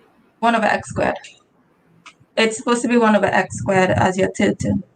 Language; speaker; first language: English; native; English